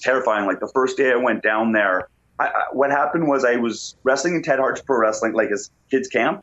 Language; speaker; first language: English; native; English